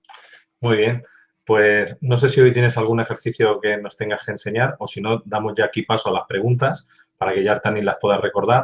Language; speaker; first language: Spanish; native; Spanish